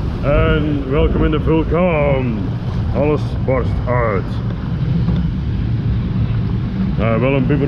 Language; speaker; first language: Dutch; native; Dutch